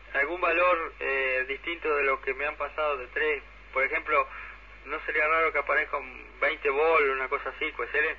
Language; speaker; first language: Spanish; native; Spanish